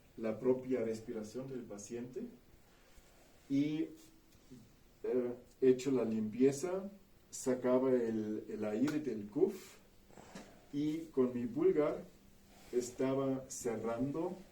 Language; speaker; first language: Spanish; non-native, fluent; German